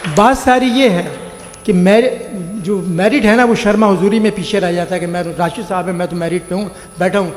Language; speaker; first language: Urdu; native; Urdu